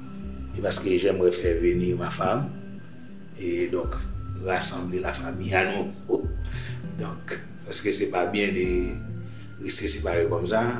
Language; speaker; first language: French; non-native, local second language; Haitian Creole